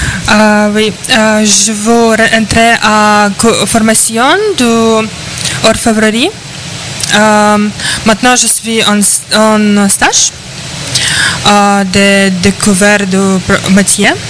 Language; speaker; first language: French; non-native, learner; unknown